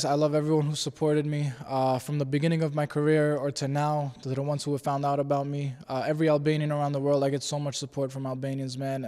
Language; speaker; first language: English; native; English